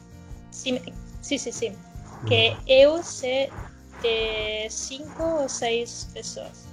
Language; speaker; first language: Portuguese; non-native, learner; Spanish